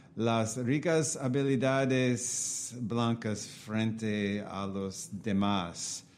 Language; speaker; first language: Spanish; non-native, learner; English